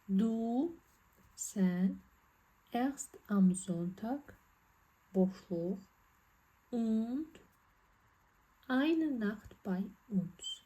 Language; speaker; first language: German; non-native, fluent; Azerbaijani